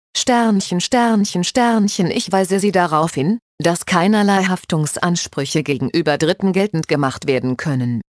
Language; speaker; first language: German; native; German